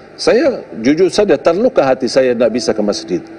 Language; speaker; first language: Indonesian; non-native, fluent; Arabic